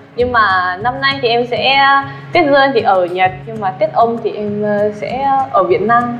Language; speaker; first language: Vietnamese; non-native, fluent; Japanese